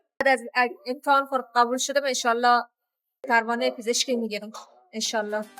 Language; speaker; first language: Persian; early bilingual, heritage; Persian